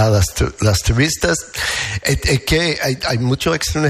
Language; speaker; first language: Spanish; non-native, learner; English